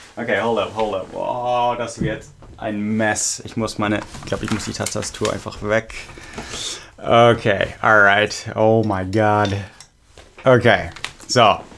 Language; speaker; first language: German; non-native, fluent; English